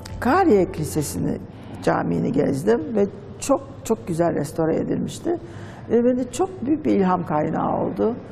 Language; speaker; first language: Turkish; native; Turkish